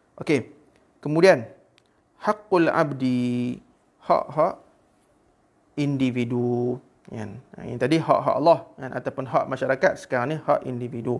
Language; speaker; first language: Malay; native; Malay